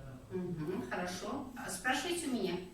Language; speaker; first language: Russian; non-native, local second language; Kazakh